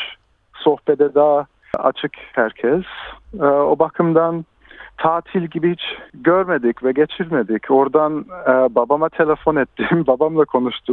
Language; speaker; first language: Turkish; early bilingual, heritage; Turkish